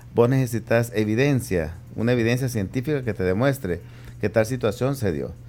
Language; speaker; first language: Spanish; native; Spanish